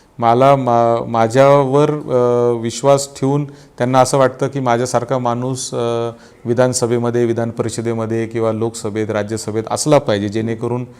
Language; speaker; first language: Marathi; native; Marathi